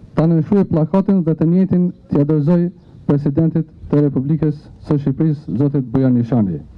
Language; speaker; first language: Albanian; native; Albanian